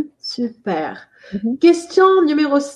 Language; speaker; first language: French; non-native, local second language; Arabic